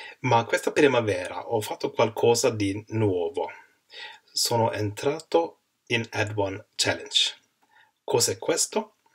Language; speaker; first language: Italian; non-native, learner; Swedish